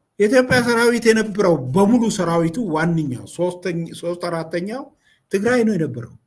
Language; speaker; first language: Amharic; non-native, local second language; Oromo